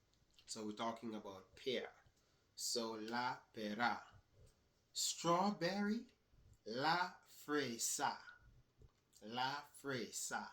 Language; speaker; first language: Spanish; non-native, learner; English